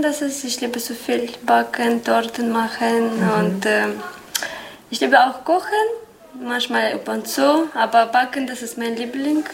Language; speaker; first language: German; non-native, learner; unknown